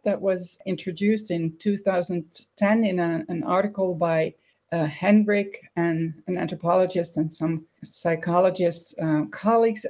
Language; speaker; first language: English; non-native, fluent; Dutch